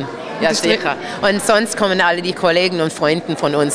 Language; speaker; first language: German; non-native, fluent; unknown